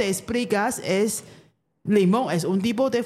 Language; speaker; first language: Spanish; non-native, fluent; Chinese